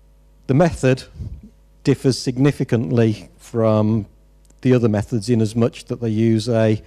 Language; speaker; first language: English; native; English